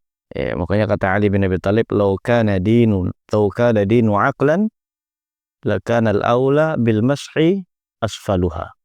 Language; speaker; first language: Arabic; non-native, fluent; Indonesian